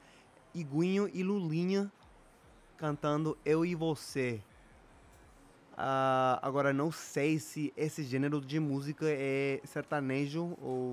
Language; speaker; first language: Portuguese; non-native, fluent; Spanish